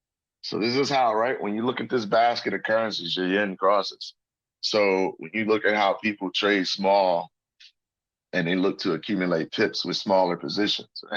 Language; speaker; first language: English; native; English